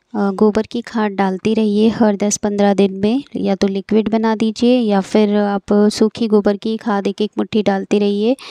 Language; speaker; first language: Hindi; native; Hindi